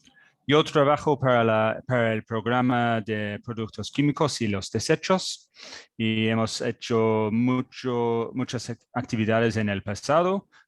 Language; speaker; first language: Spanish; non-native, learner; English